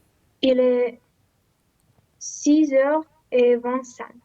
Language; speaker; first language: French; non-native, learner; Romanian